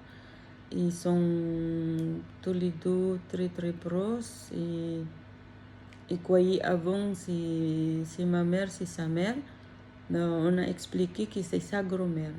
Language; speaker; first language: French; non-native, learner; Filipino